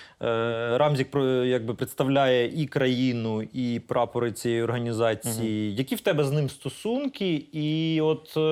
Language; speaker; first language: Ukrainian; non-native, local second language; Russian